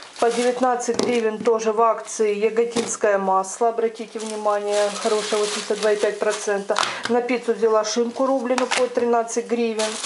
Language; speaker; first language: Russian; non-native, local second language; Ukrainian